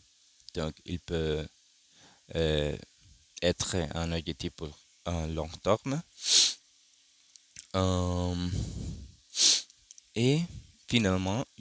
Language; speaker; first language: French; non-native, learner; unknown